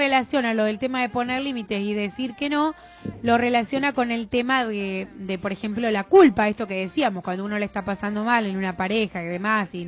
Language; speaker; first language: Spanish; native; Spanish